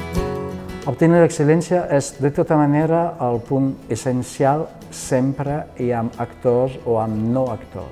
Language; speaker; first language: Catalan; non-native, fluent; French